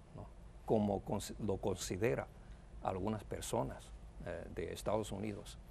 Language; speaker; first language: Spanish; non-native, fluent; Chinese